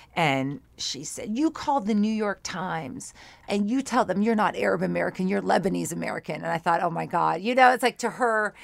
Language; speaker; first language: English; native; English